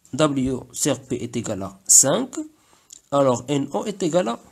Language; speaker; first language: French; non-native, local second language; Arabic